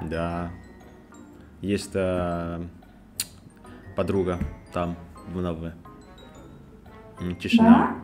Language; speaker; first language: Russian; non-native, learner; Indonesian